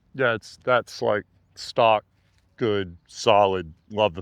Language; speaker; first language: English; native; English